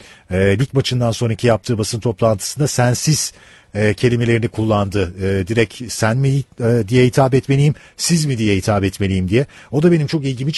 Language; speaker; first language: Turkish; native; Turkish